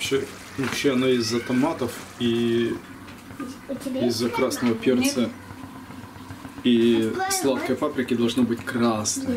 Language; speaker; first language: Russian; native; Russian